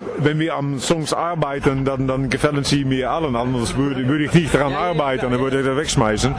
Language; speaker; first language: German; non-native, fluent; Dutch